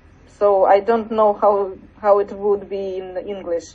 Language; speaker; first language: English; non-native, learner; Russian